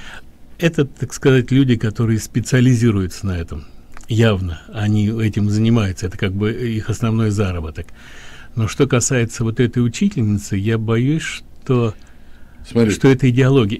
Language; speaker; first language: Russian; native; Russian